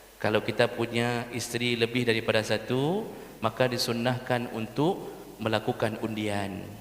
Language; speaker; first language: Malay; non-native, local second language; Achinese